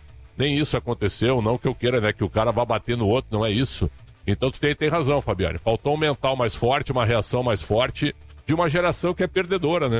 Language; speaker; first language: Portuguese; native; Portuguese